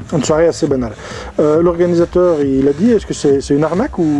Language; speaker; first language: French; native; French